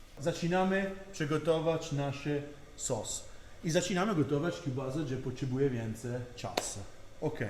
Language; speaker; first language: Polish; non-native, learner; Italian